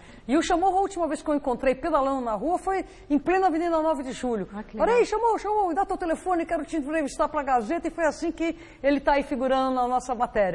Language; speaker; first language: Portuguese; native; Portuguese